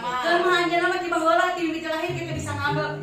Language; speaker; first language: Indonesian; non-native, local second language; Sundanese